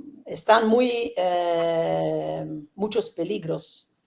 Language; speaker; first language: Spanish; non-native, learner; Italian